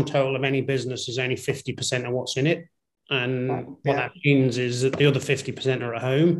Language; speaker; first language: English; native; English